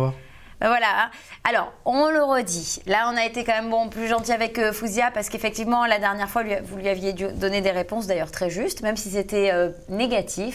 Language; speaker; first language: French; native; French